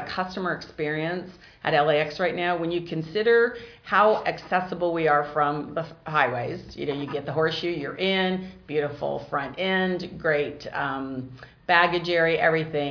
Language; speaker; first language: English; native; English